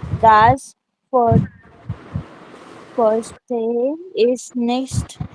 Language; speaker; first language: German; non-native, learner; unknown